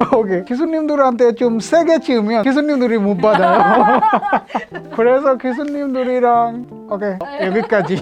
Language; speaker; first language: Korean; non-native, fluent; Bangla